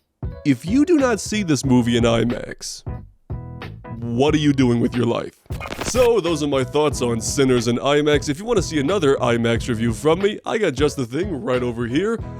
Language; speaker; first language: English; native; English